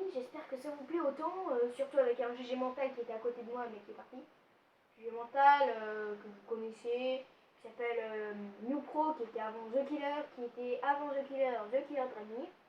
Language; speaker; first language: French; native; French